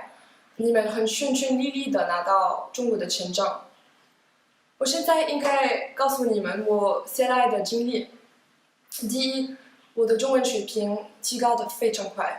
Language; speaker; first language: Chinese; non-native, fluent; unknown